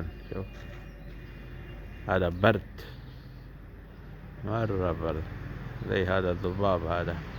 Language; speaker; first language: Arabic; non-native, learner; Urdu